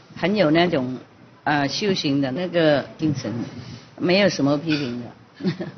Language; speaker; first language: Chinese; non-native, fluent; Vietnamese